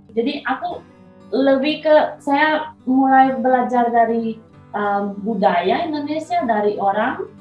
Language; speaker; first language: Indonesian; non-native, fluent; Spanish